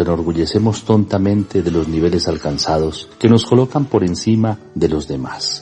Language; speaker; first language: Spanish; native; Spanish